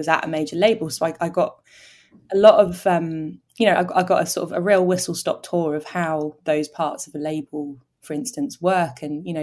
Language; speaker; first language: English; native; English